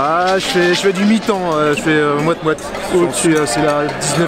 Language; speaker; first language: French; native; French